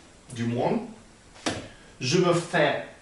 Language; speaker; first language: French; non-native, learner; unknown